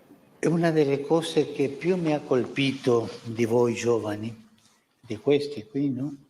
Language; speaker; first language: Italian; non-native, fluent; Spanish